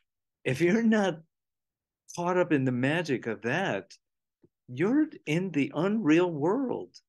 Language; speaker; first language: English; native; English